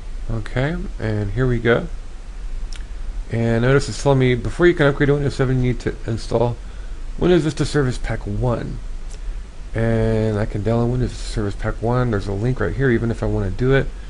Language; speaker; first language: English; native; English